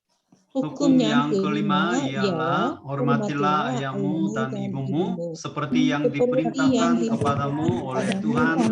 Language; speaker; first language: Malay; non-native, fluent; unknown